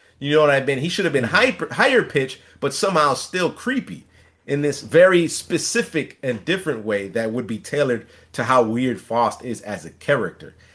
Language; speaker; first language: English; native; English